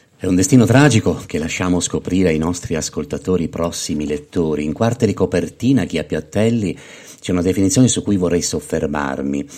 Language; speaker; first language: Italian; native; Italian